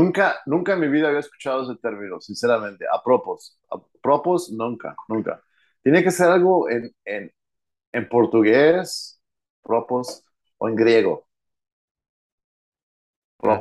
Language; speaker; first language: Spanish; early bilingual, heritage; Spanish